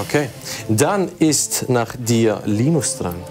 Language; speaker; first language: German; native; German